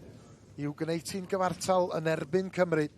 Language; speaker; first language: Welsh; native; Welsh